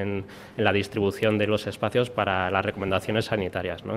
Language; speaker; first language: Spanish; native; Spanish